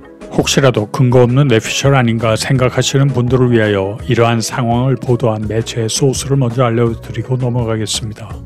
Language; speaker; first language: Korean; native; Korean